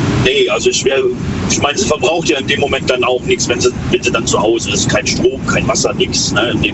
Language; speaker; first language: German; native; German